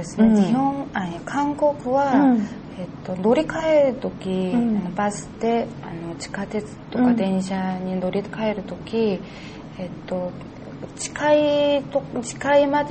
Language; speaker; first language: Japanese; non-native, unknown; Korean